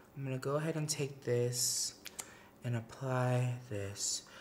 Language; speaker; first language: English; native; English